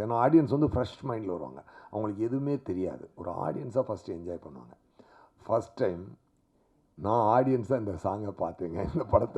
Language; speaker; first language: Tamil; native; Tamil